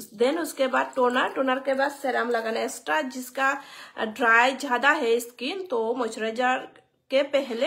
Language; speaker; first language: Hindi; non-native, local second language; Bangla